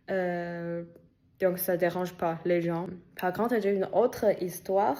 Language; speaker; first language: French; non-native, fluent; Chinese